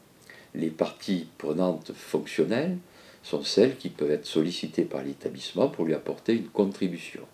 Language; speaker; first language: French; native; French